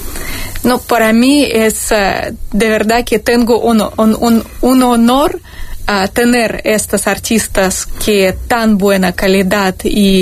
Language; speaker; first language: Spanish; non-native, fluent; Russian